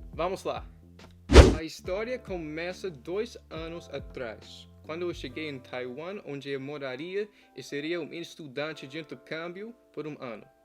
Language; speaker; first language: Portuguese; non-native, fluent; English